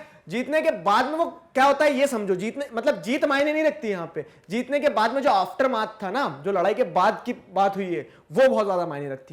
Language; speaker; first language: Hindi; native; Hindi